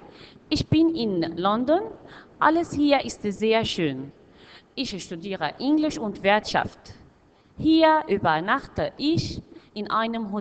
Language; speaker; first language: German; non-native, fluent; Arabic